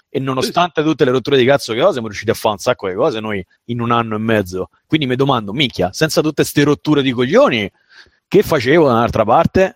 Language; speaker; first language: Italian; native; Italian